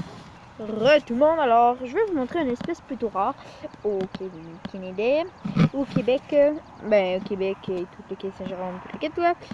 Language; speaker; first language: French; native; French